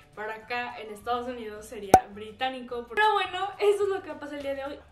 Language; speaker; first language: Spanish; early bilingual, heritage; Spanish